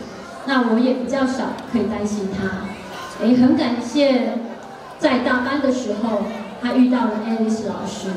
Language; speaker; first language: Chinese; native; Chinese